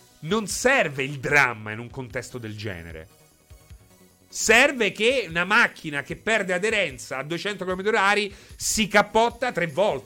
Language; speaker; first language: Italian; native; Italian